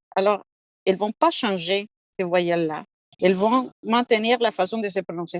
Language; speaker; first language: French; non-native, fluent; Spanish